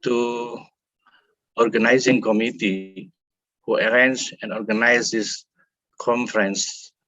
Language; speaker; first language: English; non-native, fluent; Indonesian